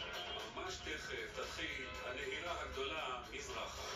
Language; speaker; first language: Hebrew; native; Hebrew